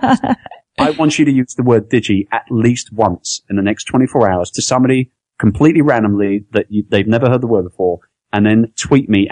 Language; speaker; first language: English; native; English